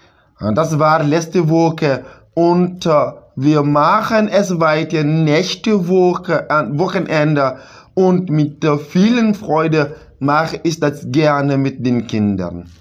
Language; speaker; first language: German; non-native, fluent; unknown